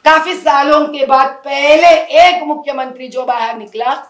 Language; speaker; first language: Hindi; non-native, local second language; Telugu